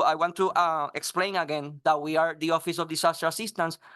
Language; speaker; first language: English; non-native, fluent; Spanish